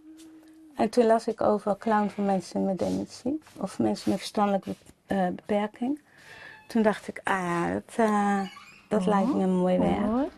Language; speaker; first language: Dutch; native; Dutch